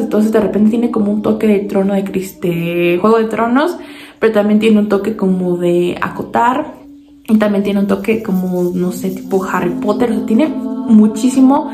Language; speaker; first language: Spanish; native; Spanish